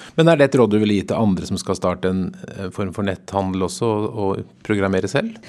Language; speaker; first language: Norwegian; native; Norwegian